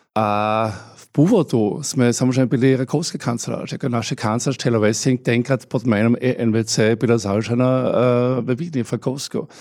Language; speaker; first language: Czech; non-native, fluent; German